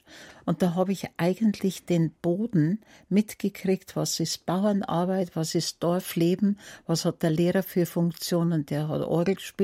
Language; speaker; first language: German; native; German